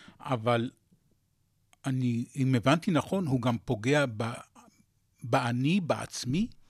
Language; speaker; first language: Hebrew; native; Hebrew